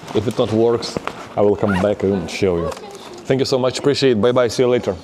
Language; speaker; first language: English; non-native, learner; Lithuanian